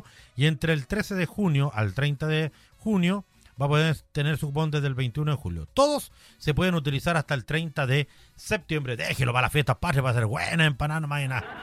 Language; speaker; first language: Spanish; native; Spanish